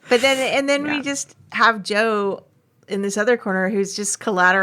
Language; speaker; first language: English; native; English